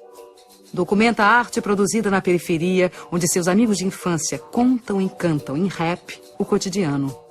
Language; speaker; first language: Portuguese; native; Portuguese